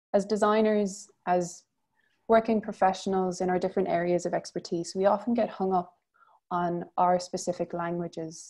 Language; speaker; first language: English; native; English